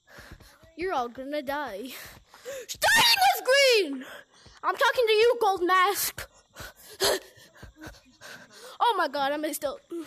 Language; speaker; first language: English; native; English